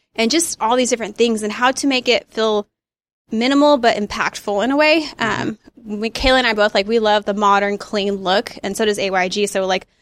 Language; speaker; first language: English; native; English